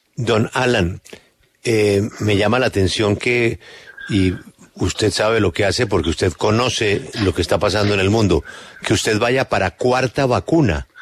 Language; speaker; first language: Spanish; native; Spanish